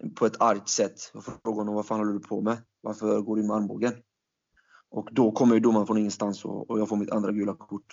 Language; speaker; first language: Swedish; early bilingual, other home language; Turkish